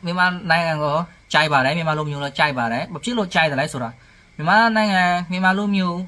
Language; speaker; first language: Burmese; non-native, learner; Khmer